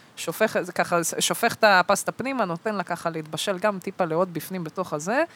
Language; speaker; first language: Hebrew; early bilingual, other home language; Russian